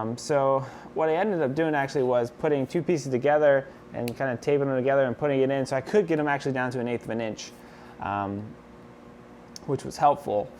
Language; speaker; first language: English; native; English